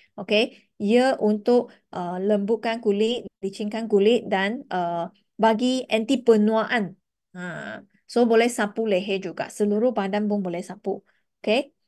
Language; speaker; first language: Malay; non-native, local second language; Chinese